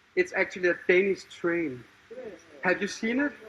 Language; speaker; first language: English; non-native, fluent; Danish